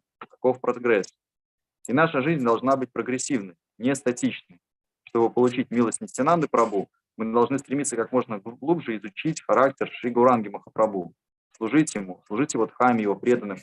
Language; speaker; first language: Russian; native; Russian